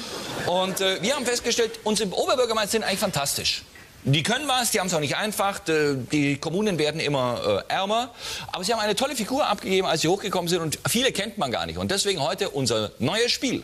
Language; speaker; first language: German; native; German